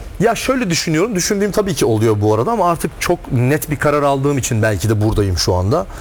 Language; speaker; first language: Turkish; native; Turkish